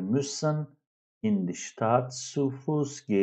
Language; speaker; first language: German; non-native, fluent; Turkish